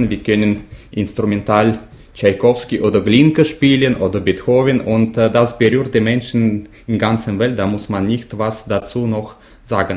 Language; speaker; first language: German; non-native, fluent; Russian